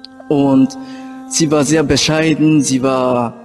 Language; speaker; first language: German; early bilingual, other home language; Japanese